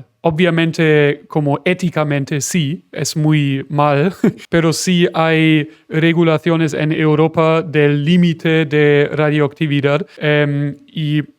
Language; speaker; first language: Spanish; non-native, fluent; German